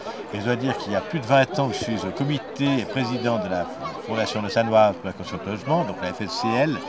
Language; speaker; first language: French; native; French